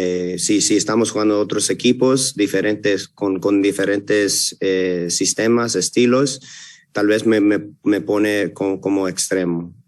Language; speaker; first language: Spanish; early bilingual, heritage; Spanish